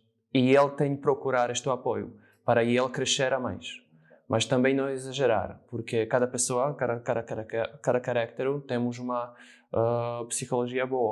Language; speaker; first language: Portuguese; non-native, fluent; Slovak